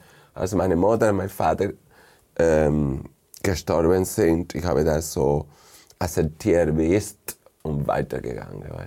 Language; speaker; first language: German; non-native, fluent; Spanish